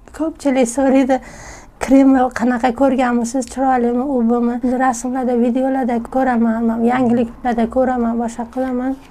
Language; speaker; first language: Uzbek; native; Uzbek